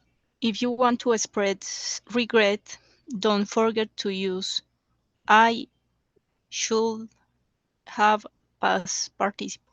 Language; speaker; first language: English; non-native, learner; Spanish